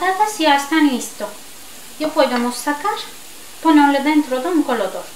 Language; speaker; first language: Spanish; non-native, learner; Turkish